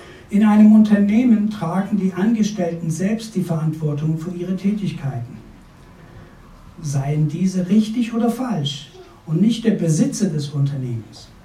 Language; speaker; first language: German; non-native, fluent; Persian